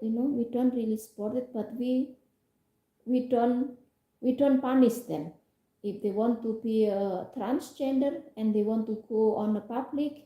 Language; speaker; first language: English; non-native, fluent; Indonesian